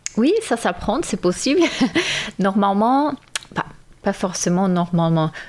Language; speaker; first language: French; non-native, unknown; Portuguese